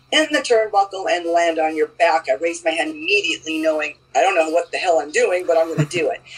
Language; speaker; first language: English; native; English